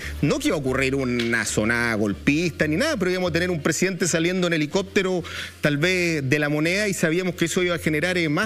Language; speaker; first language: Spanish; native; Spanish